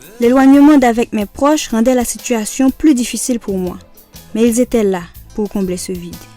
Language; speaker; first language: French; non-native, local second language; Haitian Creole